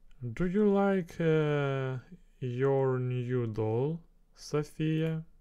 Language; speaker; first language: English; non-native, learner; Russian